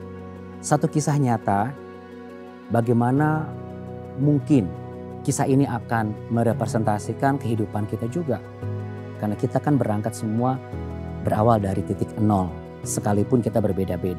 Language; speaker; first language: Indonesian; native; Indonesian